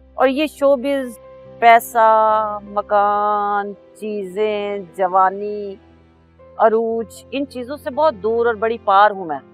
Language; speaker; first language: Urdu; non-native, local second language; Punjabi